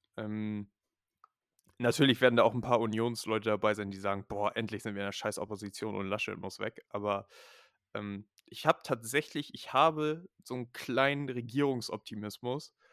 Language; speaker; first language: German; native; German